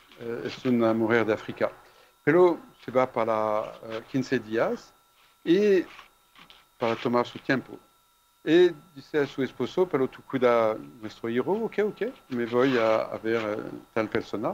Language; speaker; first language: Spanish; non-native, fluent; French